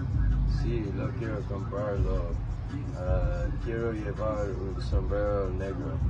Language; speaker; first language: Spanish; non-native, learner; English